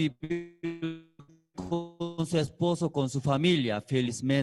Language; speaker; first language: Spanish; non-native, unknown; Korean